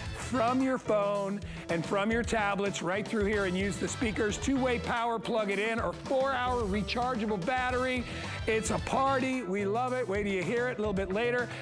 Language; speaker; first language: English; native; English